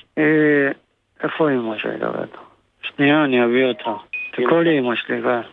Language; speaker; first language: Hebrew; native; Hebrew